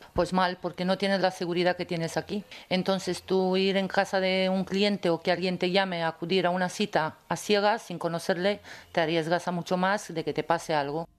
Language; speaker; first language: Spanish; non-native, fluent; Romanian